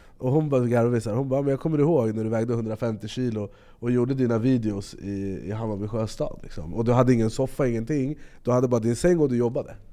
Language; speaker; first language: Swedish; native; Swedish